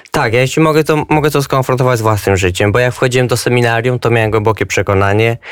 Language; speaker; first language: Polish; native; Polish